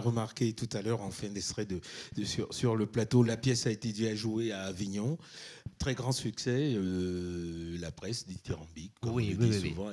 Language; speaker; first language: French; native; French